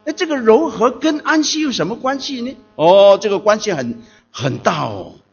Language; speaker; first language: Chinese; non-native, local second language; Cantonese